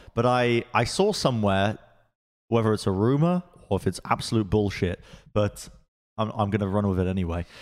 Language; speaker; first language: English; native; English